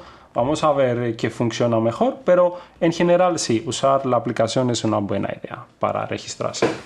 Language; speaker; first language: Spanish; non-native, fluent; Greek